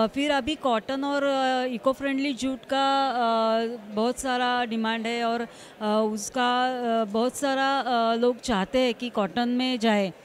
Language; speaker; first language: Hindi; non-native, local second language; Marathi